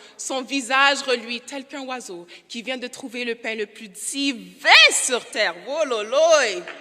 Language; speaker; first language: French; non-native, local second language; English